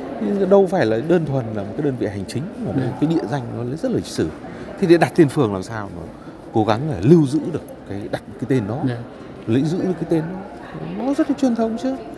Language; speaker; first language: Vietnamese; native; Vietnamese